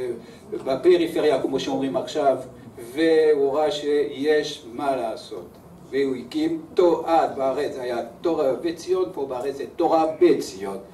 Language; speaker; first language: Hebrew; early bilingual, other home language; French